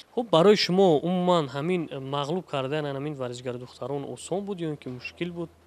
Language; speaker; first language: Tajik; native; Tajik